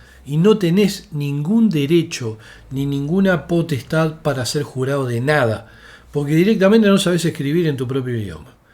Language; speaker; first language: Spanish; native; Spanish